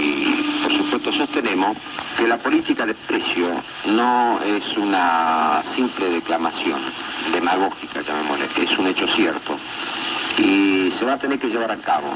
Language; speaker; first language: Spanish; native; Spanish